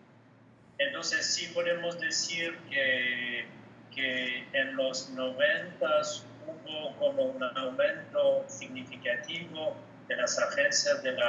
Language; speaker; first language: Spanish; non-native, fluent; French